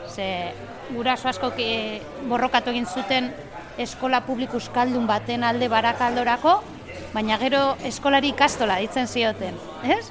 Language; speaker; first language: Basque; non-native, local second language; Spanish